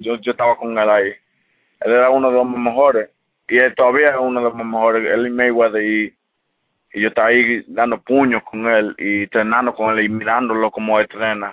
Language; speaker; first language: Spanish; early bilingual, heritage; English